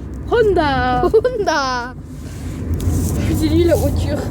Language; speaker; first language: French; native; French